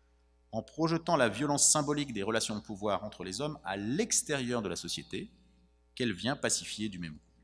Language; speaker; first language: French; native; French